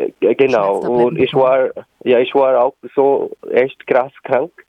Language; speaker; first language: German; non-native, learner; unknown